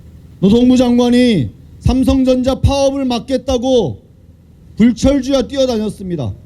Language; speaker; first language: Korean; native; Korean